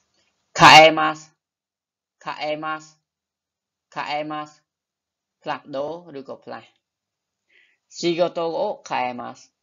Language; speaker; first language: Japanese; non-native, fluent; Khmer